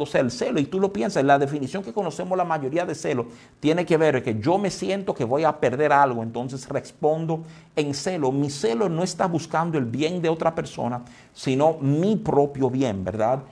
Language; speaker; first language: Spanish; native; Spanish